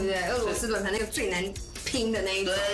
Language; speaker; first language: Chinese; native; Chinese